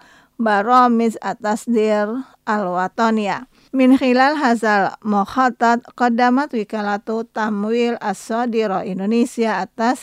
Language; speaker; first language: Arabic; non-native, fluent; Indonesian